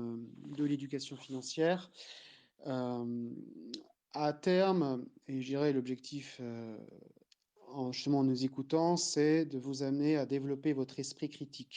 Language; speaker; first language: French; native; French